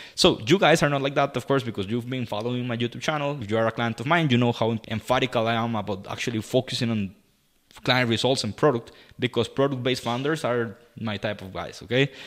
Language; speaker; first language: English; non-native, fluent; Spanish